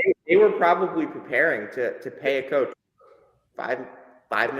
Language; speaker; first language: English; native; English